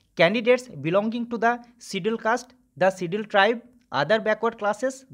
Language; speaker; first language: English; non-native, local second language; Bangla